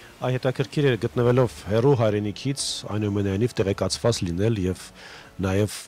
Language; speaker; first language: Armenian; native; Armenian